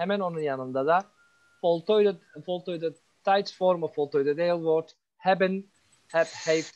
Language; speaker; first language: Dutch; non-native, fluent; Turkish